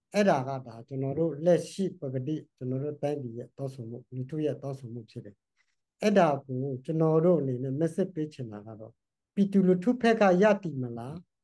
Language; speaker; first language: Burmese; non-native, local second language; Karen languages